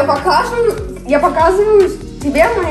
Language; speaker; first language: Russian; early bilingual, heritage; Russian